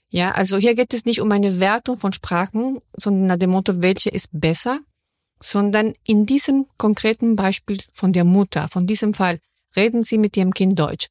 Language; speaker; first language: German; non-native, fluent; Spanish